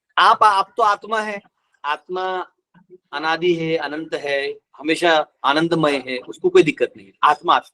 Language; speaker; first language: Hindi; non-native, local second language; Marathi